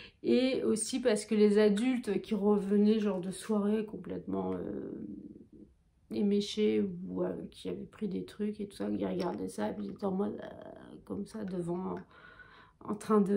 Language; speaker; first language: French; native; French